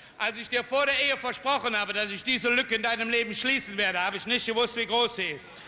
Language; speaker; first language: German; native; German